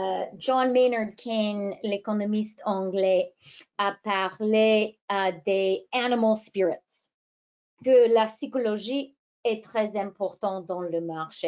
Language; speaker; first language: French; non-native, fluent; English